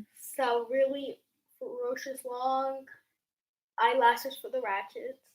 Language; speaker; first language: English; native; English